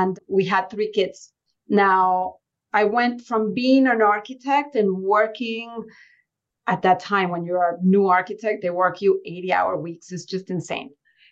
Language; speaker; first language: English; early bilingual, other home language; Spanish